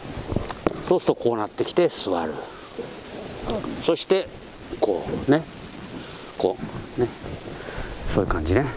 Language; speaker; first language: Japanese; native; Japanese